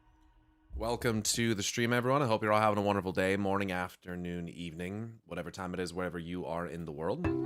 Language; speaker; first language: English; native; English